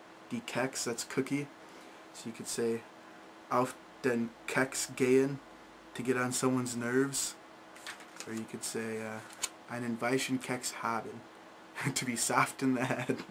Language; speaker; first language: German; non-native, learner; English